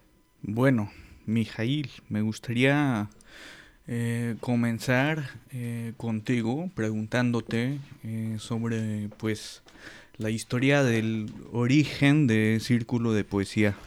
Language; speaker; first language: Spanish; non-native, fluent; English